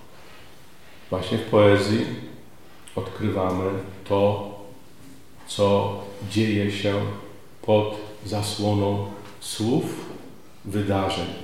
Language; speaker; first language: Polish; native; Polish